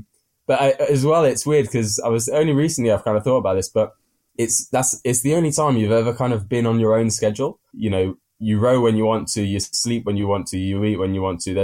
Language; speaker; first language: English; native; English